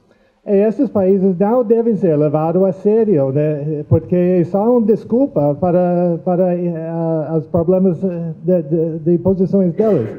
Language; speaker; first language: Portuguese; non-native, fluent; English